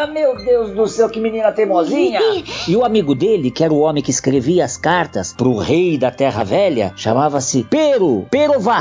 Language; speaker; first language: Portuguese; native; Portuguese